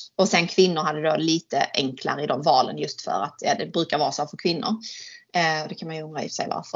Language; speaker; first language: Swedish; native; Swedish